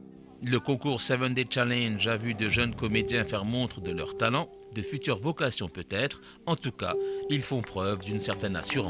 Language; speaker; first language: French; non-native, local second language; Morisyen